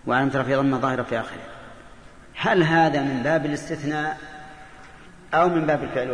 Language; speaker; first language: Arabic; native; Arabic